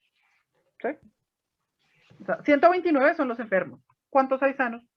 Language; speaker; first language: Spanish; native; Spanish